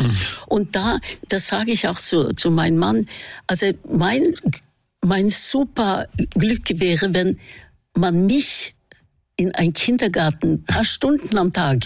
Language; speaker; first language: German; non-native, fluent; Norwegian